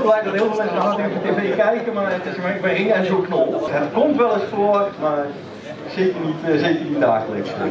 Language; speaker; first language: Dutch; native; Dutch